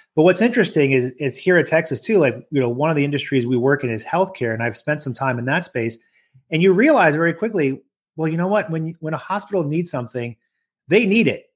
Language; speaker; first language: English; early bilingual, other home language; French